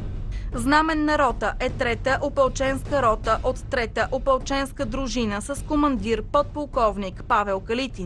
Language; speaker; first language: Bulgarian; native; Bulgarian